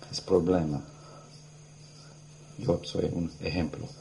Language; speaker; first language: Spanish; non-native, learner; English